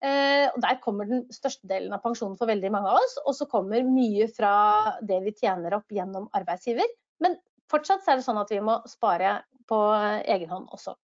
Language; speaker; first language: Norwegian; native; Norwegian